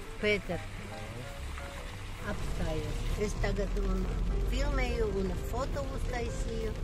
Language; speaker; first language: Latvian; non-native, local second language; Russian